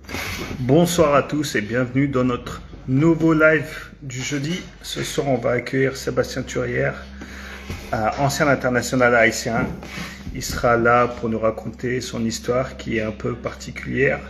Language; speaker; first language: French; native; French